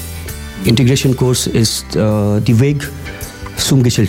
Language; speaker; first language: German; non-native, learner; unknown